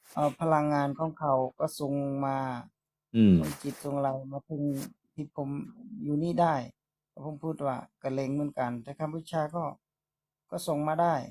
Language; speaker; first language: Thai; non-native, fluent; Khmer